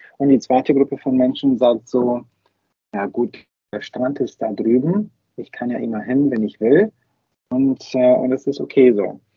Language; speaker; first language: German; non-native, fluent; Bulgarian